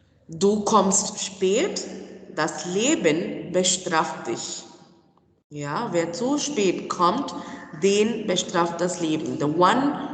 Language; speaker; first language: German; non-native, fluent; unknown